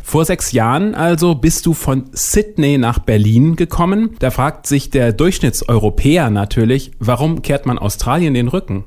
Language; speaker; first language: German; native; German